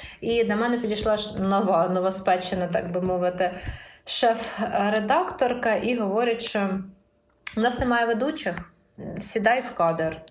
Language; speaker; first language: Ukrainian; native; Ukrainian